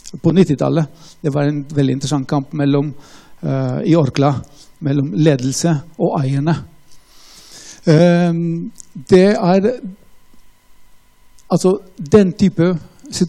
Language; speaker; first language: Norwegian; non-native, fluent; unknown